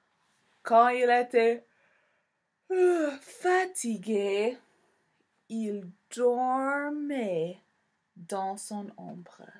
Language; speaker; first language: French; non-native, fluent; English